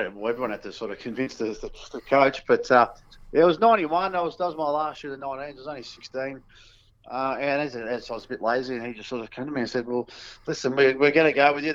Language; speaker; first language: English; native; English